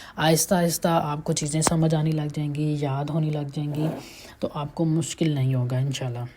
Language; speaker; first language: Urdu; native; Urdu